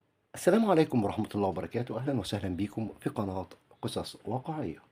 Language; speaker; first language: Arabic; native; Arabic